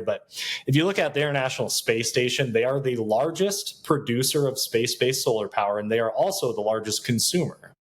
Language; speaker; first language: English; native; English